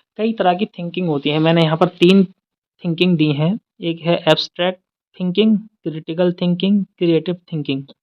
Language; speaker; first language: Urdu; native; Urdu